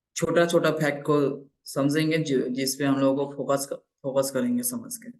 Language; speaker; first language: Hindi; non-native, local second language; Bangla